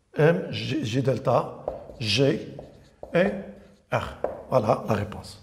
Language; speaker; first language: French; non-native, local second language; Arabic